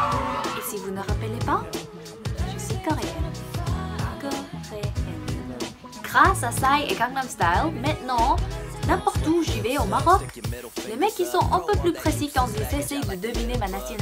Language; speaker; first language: French; non-native, fluent; Korean